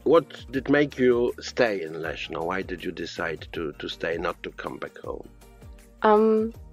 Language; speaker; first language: English; non-native, fluent; Polish